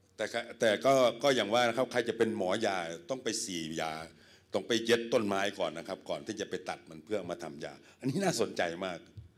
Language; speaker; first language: Thai; native; Thai